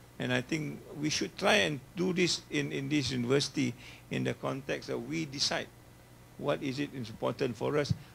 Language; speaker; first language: English; non-native, local second language; Malay